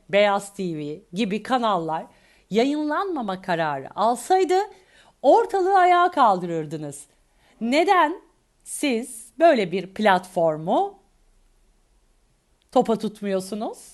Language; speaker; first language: Turkish; native; Turkish